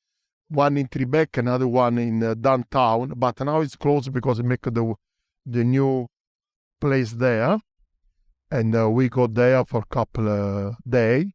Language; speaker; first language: English; non-native, learner; Italian